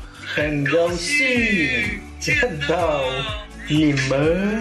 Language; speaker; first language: Chinese; non-native, learner; Russian